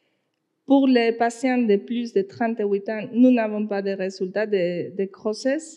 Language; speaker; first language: French; non-native, fluent; Spanish